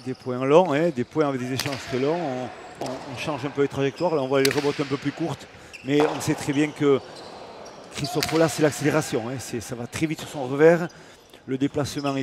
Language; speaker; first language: French; native; French